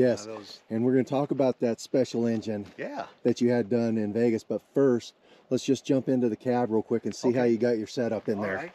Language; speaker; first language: English; native; English